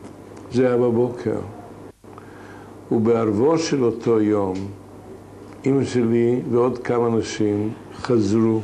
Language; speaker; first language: Hebrew; non-native, fluent; Hungarian